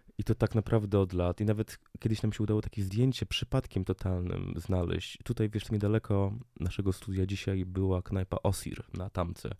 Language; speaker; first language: Polish; native; Polish